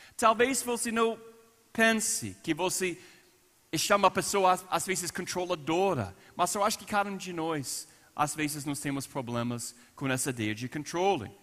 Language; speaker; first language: Portuguese; non-native, fluent; English